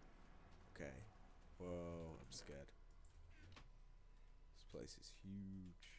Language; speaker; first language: English; native; English